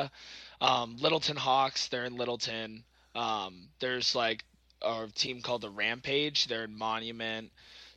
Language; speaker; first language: English; native; English